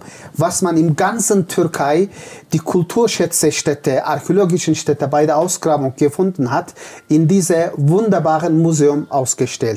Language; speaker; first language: German; non-native, fluent; Turkish